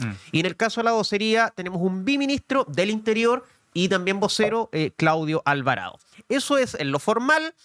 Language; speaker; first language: Spanish; native; Spanish